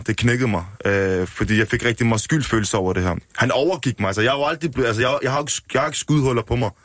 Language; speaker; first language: Danish; early bilingual, other home language; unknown